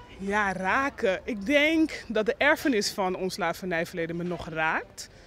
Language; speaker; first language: Dutch; non-native, local second language; Papiamento